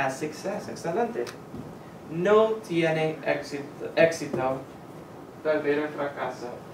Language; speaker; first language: Spanish; non-native, fluent; English